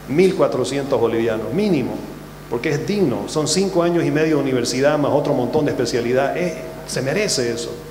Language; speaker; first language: Spanish; native; Spanish